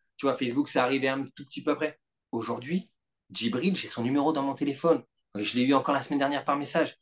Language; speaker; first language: French; native; French